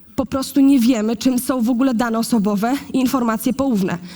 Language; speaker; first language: Polish; native; Polish